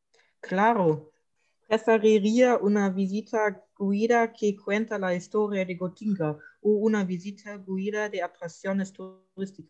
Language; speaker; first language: Spanish; non-native, learner; German